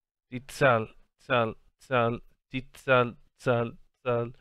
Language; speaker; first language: German; non-native, learner; English